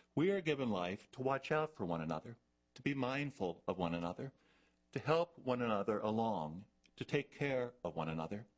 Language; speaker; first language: English; native; English